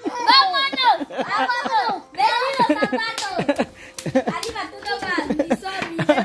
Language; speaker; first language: Spanish; native; Spanish